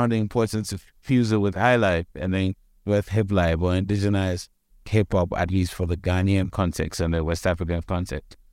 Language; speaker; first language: English; non-native, local second language; Akan